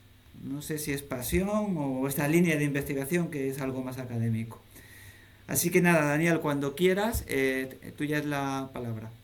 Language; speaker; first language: Spanish; native; Spanish